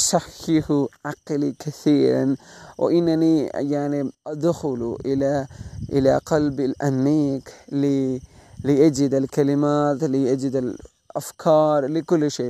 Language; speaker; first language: Arabic; non-native, learner; Malay